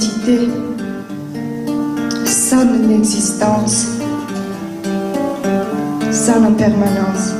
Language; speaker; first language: French; non-native, learner; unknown